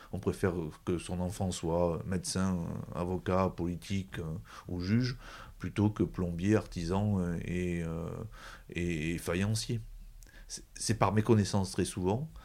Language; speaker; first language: French; native; French